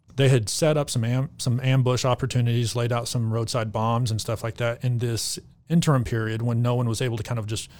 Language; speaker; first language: English; native; English